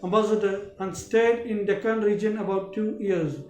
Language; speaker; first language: English; non-native, local second language; Malayalam